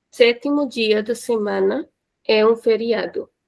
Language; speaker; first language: Portuguese; non-native, fluent; Hindi